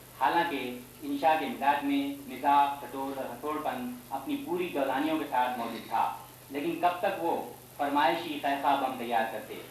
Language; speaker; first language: Urdu; native; Urdu